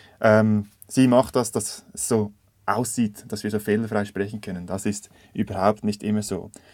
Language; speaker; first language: German; native; German